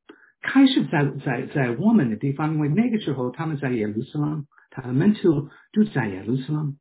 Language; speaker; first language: Chinese; non-native, fluent; English